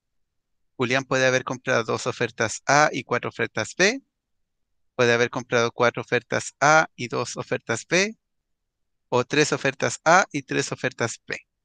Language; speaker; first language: Spanish; native; Spanish